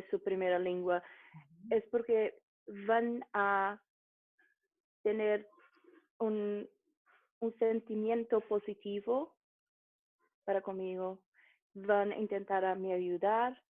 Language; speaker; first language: Spanish; non-native, fluent; Portuguese